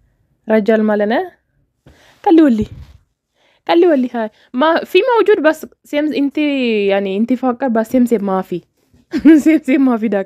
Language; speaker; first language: Arabic; non-native, learner; Oromo